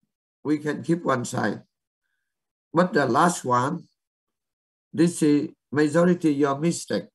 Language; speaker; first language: English; non-native, learner; Vietnamese